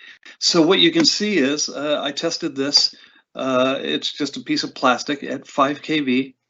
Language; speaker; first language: English; native; English